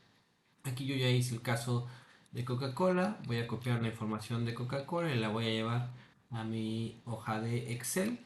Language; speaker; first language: Spanish; native; Spanish